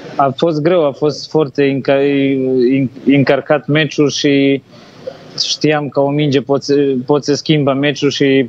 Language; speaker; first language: Romanian; non-native, fluent; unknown